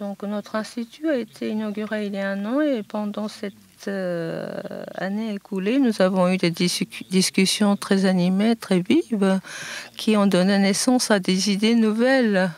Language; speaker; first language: French; non-native, fluent; Japanese